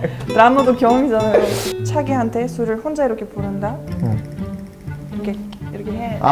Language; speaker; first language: Korean; non-native, fluent; Russian